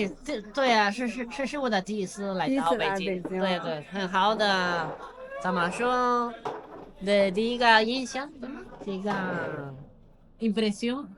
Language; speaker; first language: Chinese; non-native, learner; Spanish